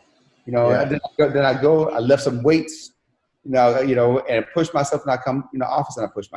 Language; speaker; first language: English; non-native, fluent; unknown